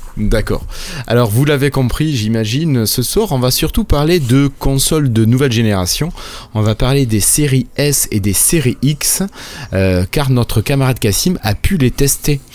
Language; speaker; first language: French; native; French